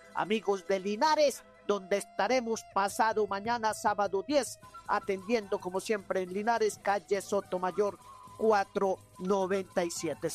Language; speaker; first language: Spanish; non-native, learner; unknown